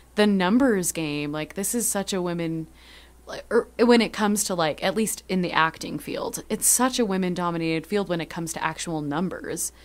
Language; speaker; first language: English; native; English